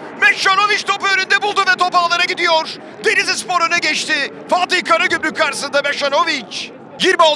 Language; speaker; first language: Turkish; native; Turkish